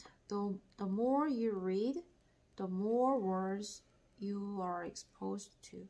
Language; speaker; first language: English; non-native, learner; Korean